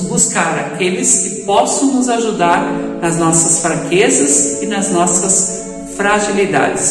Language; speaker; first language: Portuguese; native; Portuguese